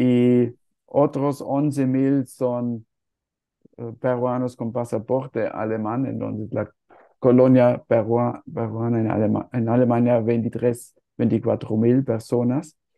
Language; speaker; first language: Spanish; non-native, fluent; German